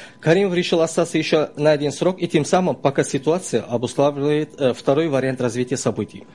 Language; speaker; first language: Russian; non-native, local second language; Uzbek